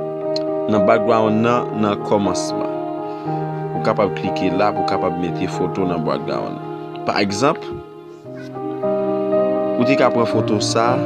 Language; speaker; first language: French; non-native, learner; Haitian Creole